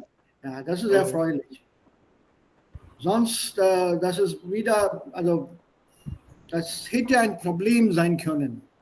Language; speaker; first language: German; non-native, fluent; Hindi